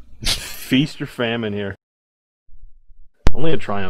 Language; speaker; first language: English; native; English